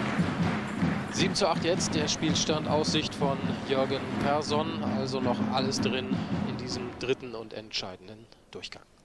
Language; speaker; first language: German; native; German